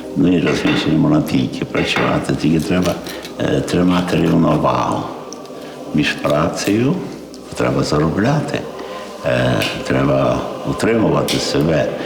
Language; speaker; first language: Ukrainian; early bilingual, heritage; Ukrainian